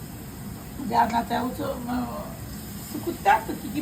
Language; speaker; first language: Japanese; non-native, learner; Bangla